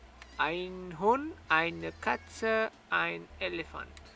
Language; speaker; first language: German; non-native, learner; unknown